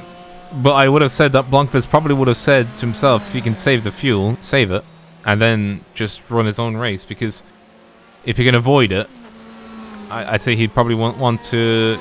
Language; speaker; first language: English; native; English